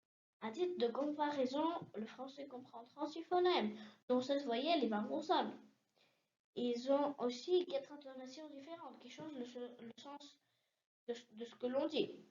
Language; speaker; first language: French; early bilingual, heritage; French